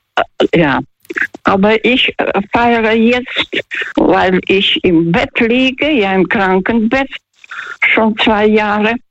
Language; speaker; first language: German; non-native, fluent; Russian